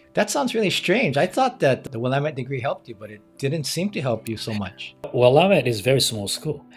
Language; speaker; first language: English; native; English